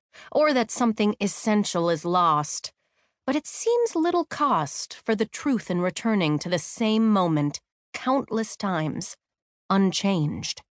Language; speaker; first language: English; native; English